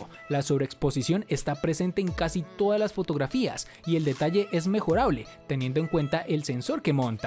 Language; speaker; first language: Spanish; native; Spanish